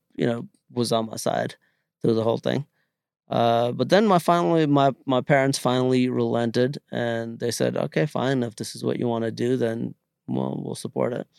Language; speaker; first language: English; non-native, local second language; Malayalam